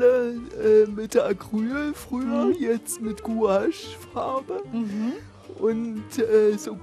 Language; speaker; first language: German; native; German